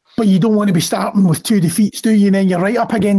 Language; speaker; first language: English; native; English